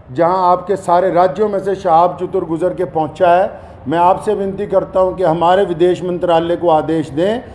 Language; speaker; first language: Hindi; native; Hindi